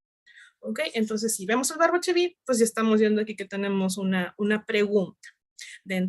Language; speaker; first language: Spanish; native; Spanish